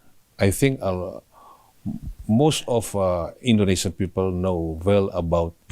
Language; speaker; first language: English; non-native, learner; Indonesian